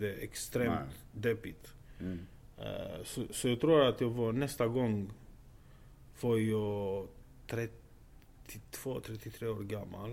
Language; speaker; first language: Swedish; non-native, fluent; Romanian